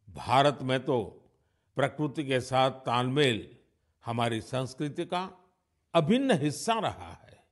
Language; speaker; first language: Hindi; non-native, local second language; Gujarati